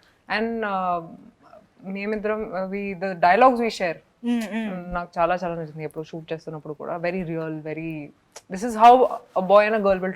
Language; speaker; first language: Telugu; non-native, local second language; Hindi